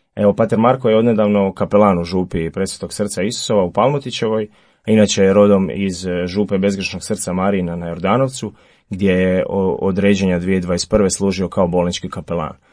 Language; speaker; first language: Croatian; native; Croatian